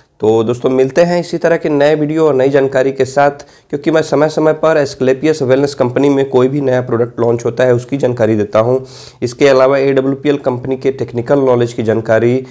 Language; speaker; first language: Hindi; native; Hindi